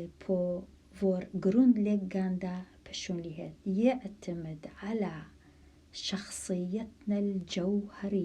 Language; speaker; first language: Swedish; non-native, fluent; Arabic